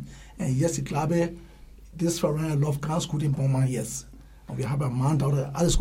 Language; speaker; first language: German; non-native, learner; English